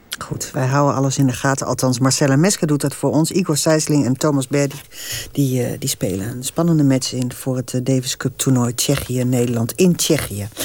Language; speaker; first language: Dutch; native; Dutch